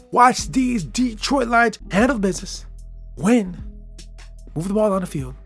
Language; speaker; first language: English; native; English